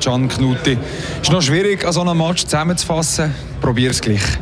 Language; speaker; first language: German; native; German